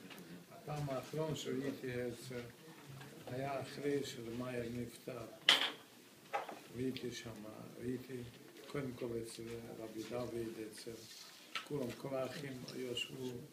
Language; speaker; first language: Hebrew; non-native, fluent; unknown